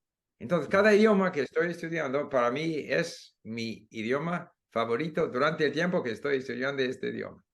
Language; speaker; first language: Spanish; non-native, fluent; English